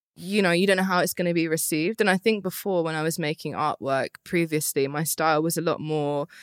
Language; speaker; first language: English; native; English